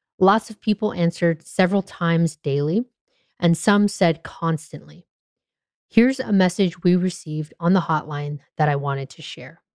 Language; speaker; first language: English; native; English